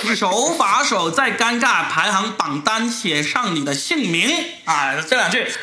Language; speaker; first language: Chinese; native; Chinese